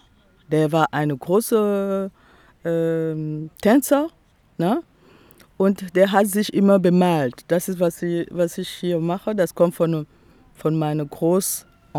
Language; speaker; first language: German; non-native, fluent; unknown